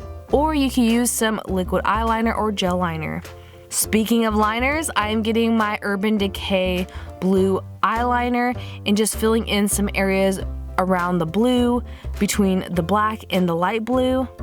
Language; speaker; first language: English; native; English